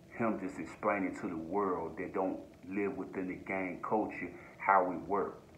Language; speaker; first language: English; native; English